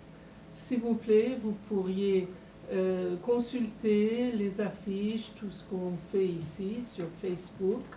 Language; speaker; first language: French; non-native, fluent; Persian